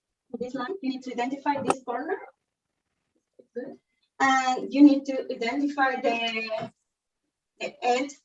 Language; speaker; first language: English; non-native, learner; Spanish